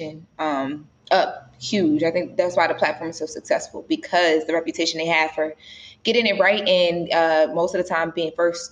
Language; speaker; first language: English; native; English